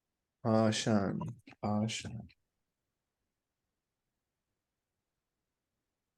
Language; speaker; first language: Chinese; non-native, learner; English